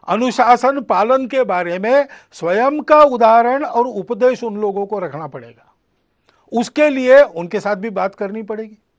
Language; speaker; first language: Hindi; non-native, local second language; Marathi